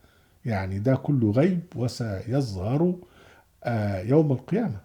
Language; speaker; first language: Arabic; native; Arabic